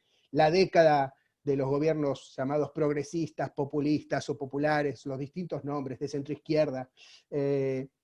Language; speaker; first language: Spanish; native; Spanish